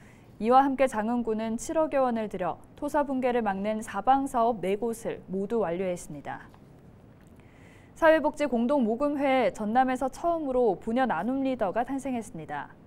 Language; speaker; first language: Korean; native; Korean